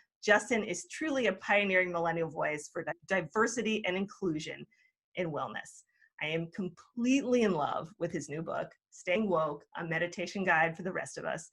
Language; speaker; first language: English; native; English